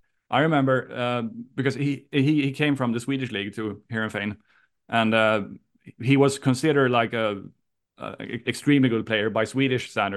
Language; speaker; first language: English; non-native, fluent; Swedish